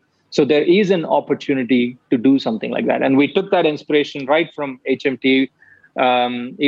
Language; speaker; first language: English; non-native, local second language; Tamil